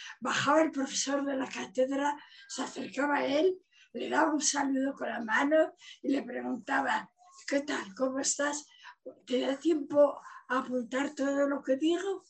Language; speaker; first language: Spanish; native; Spanish